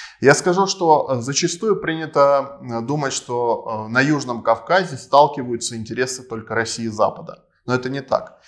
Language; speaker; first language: Russian; non-native, local second language; Armenian